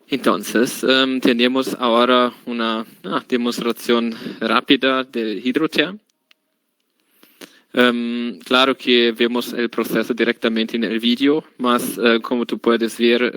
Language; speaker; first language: Spanish; non-native, learner; German